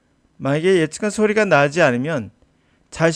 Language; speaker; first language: Korean; native; Korean